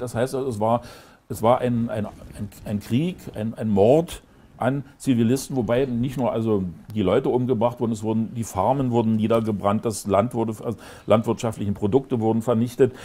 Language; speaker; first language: German; native; German